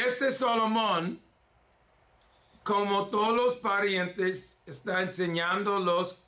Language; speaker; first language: Spanish; early bilingual, heritage; English